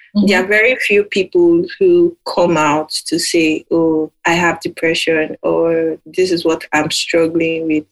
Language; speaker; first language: English; non-native, local second language; Yoruba